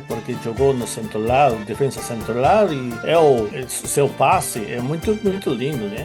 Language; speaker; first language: Portuguese; non-native, fluent; Japanese